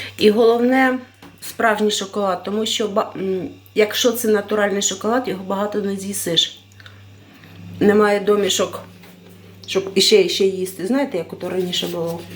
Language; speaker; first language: Ukrainian; non-native, local second language; Russian